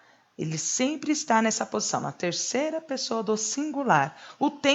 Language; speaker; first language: Portuguese; native; Portuguese